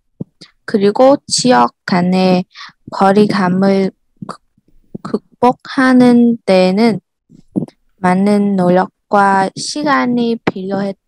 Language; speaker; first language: Korean; non-native, learner; Vietnamese